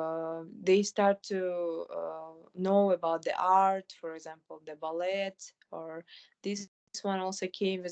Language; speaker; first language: English; non-native, fluent; Kyrgyz